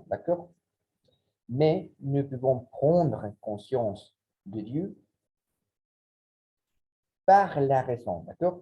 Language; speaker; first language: French; non-native, learner; Spanish